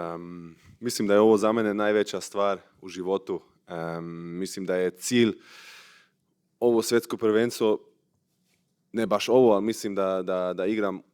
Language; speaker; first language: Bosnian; early bilingual, heritage; Bosnian